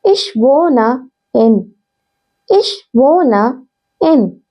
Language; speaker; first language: German; non-native, fluent; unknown